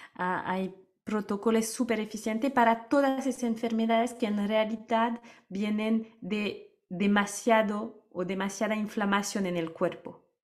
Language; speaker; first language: Spanish; non-native, fluent; French